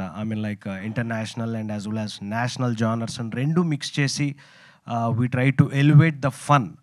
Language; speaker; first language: Telugu; native; Telugu